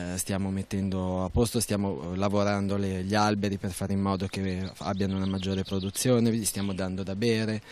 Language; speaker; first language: Italian; native; Italian